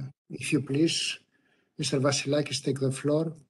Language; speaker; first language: English; non-native, fluent; Greek